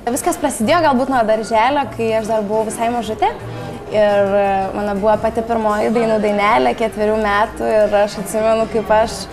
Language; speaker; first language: Lithuanian; native; Lithuanian